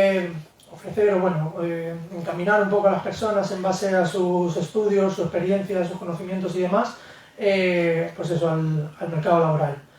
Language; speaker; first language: Spanish; native; Spanish